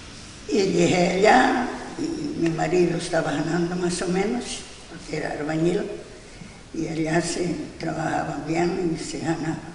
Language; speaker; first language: Spanish; non-native, local second language; Galician